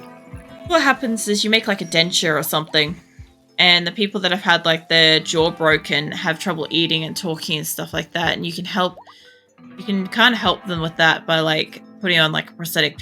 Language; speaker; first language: English; native; English